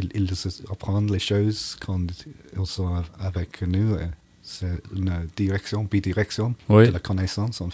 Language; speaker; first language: French; non-native, learner; English